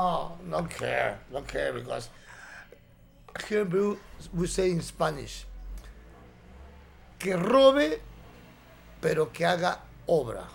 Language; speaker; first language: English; non-native, learner; Spanish